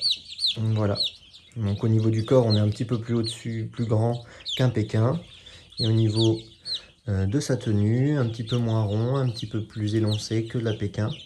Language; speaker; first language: French; native; French